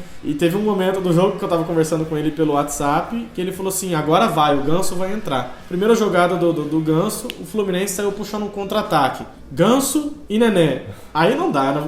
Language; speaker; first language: Portuguese; native; Portuguese